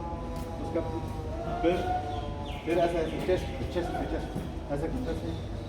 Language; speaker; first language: Hindi; native; Hindi